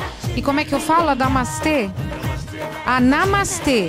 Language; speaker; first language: Portuguese; native; Portuguese